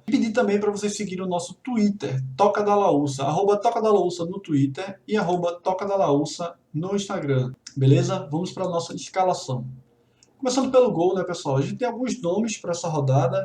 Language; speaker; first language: Portuguese; native; Portuguese